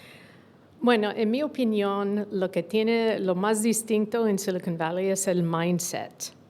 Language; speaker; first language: Spanish; non-native, fluent; English